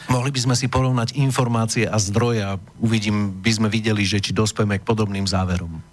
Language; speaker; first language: Slovak; native; Slovak